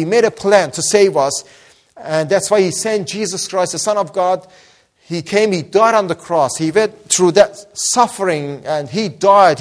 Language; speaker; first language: English; non-native, fluent; Persian